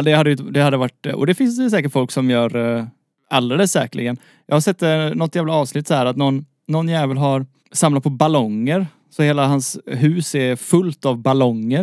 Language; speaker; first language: Swedish; native; Swedish